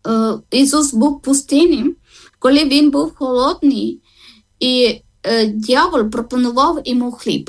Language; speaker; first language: Ukrainian; non-native, learner; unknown